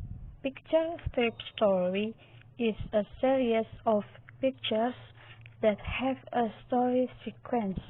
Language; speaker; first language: English; non-native, learner; Indonesian